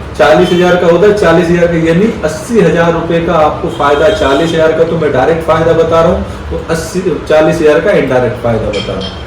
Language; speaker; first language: Hindi; native; Hindi